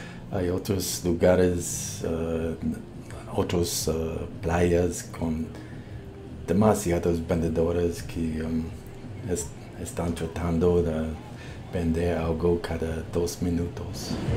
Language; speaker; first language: Spanish; non-native, learner; English